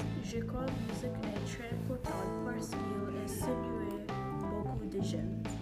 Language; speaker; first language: French; non-native, learner; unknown